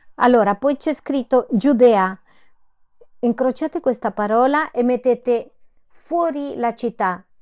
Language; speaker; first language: Italian; non-native, fluent; Spanish